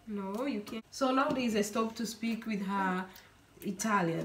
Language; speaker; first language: English; non-native, fluent; Swahili